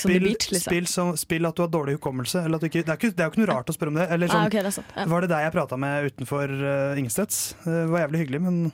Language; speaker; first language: Norwegian; native; Norwegian